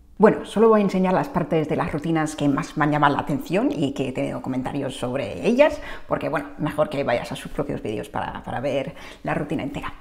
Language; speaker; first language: Spanish; non-native, fluent; English